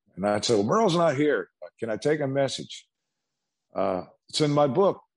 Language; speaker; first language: English; native; English